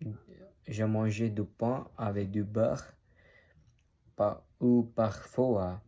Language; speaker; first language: French; non-native, learner; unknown